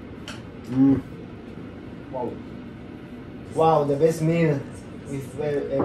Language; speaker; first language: English; non-native, learner; Spanish